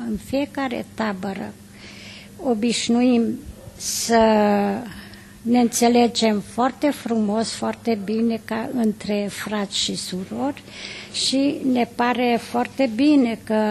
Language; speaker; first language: Romanian; non-native, local second language; Hungarian